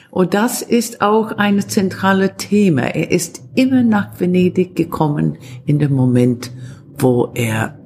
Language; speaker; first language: German; non-native, fluent; Italian